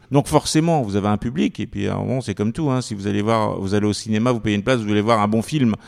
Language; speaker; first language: French; native; French